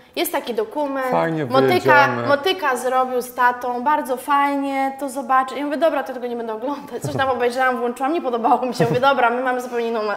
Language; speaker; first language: Polish; native; Polish